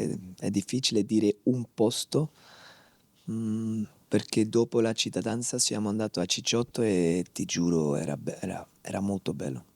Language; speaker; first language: Italian; non-native, fluent; Dutch